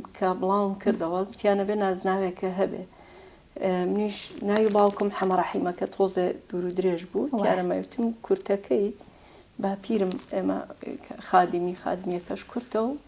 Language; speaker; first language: Central Kurdish; non-native, local second language; Gurani